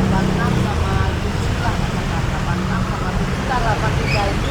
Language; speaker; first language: Indonesian; non-native, local second language; Javanese